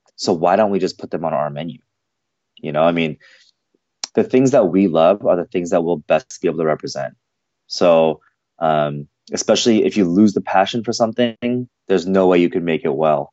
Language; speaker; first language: English; native; English